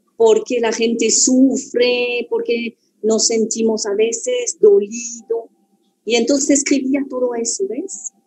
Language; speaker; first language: Spanish; non-native, fluent; French